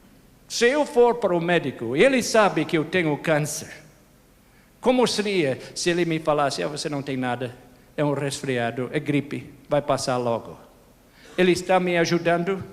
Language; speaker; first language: Portuguese; non-native, fluent; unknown